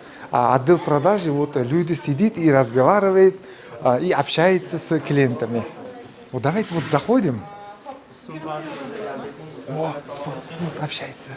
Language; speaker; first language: Russian; non-native, local second language; Uzbek